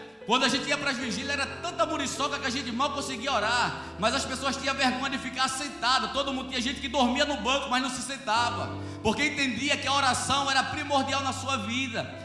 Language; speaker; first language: Portuguese; native; Portuguese